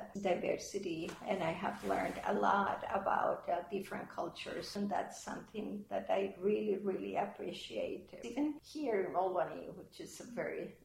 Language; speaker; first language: English; non-native, fluent; Spanish